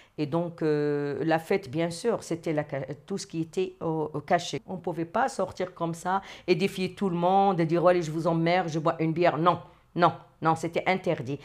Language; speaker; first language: French; non-native, local second language; Arabic